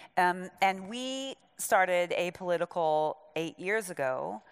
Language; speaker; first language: English; native; English